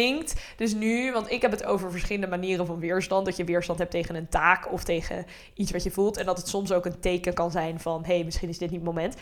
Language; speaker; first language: Dutch; native; Dutch